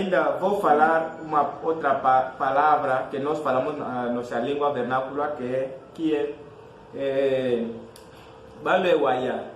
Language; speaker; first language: Portuguese; non-native, fluent; Fang